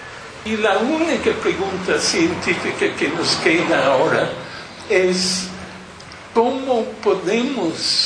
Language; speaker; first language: Spanish; non-native, fluent; English